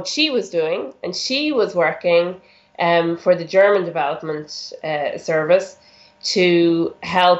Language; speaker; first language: English; native; English